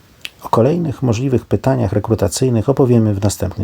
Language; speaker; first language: Polish; native; Polish